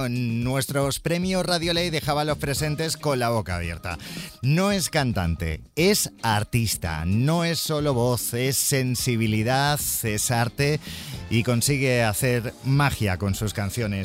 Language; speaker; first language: Spanish; native; Spanish